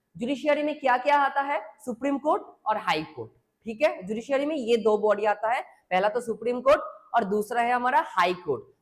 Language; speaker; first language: Hindi; non-native, local second language; Bangla